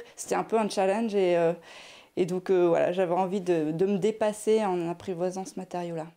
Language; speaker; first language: French; native; French